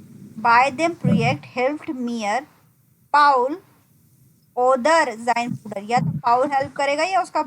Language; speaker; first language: German; non-native, learner; Hindi